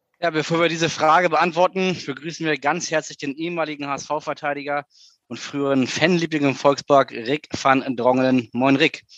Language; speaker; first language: German; native; German